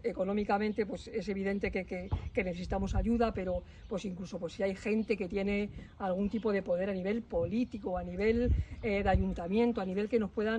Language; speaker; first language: Spanish; native; Spanish